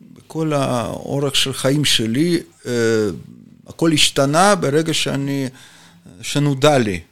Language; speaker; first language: Hebrew; non-native, fluent; Russian